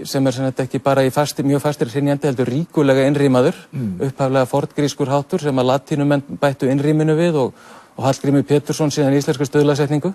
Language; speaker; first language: Icelandic; native; Icelandic